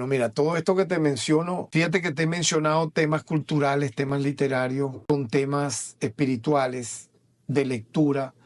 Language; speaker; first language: Spanish; native; Spanish